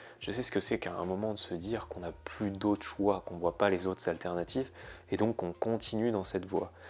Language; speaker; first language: French; native; French